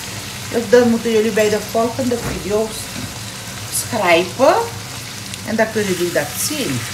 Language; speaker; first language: Dutch; non-native, local second language; Caribbean Hindustani